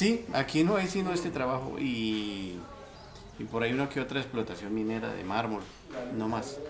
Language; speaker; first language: Spanish; native; Spanish